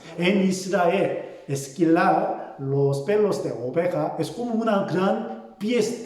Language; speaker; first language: Spanish; non-native, fluent; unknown